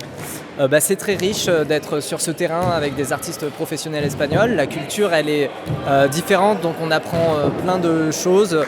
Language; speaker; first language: French; native; French